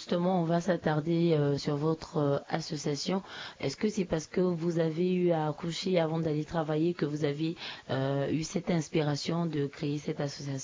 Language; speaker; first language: French; non-native, local second language; Sango